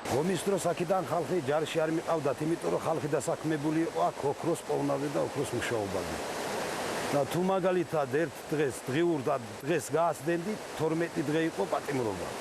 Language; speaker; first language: Georgian; non-native, local second language; Svan